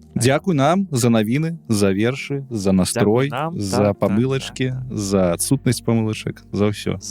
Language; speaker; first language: Belarusian; non-native, local second language; Russian